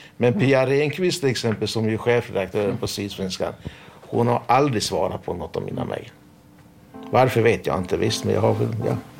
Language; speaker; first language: Swedish; early bilingual, other home language; Hungarian